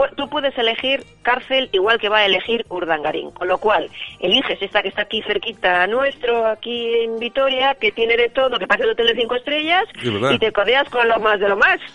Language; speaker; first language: Spanish; native; Spanish